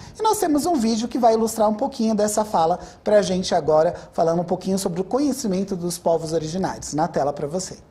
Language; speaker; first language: Portuguese; native; Portuguese